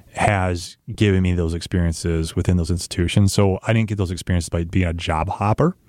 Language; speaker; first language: English; native; English